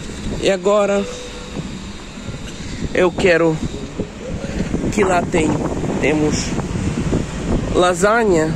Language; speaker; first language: Portuguese; non-native, fluent; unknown